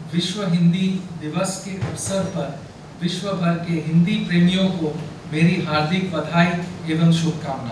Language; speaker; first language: Hindi; non-native, local second language; Bangla